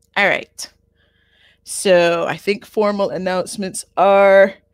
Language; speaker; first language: English; native; English